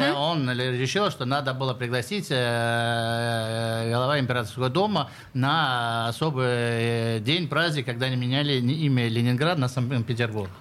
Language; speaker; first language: Russian; early bilingual, heritage; Russian